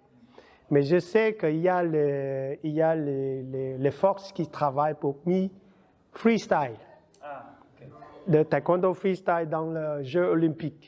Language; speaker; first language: French; non-native, learner; Vietnamese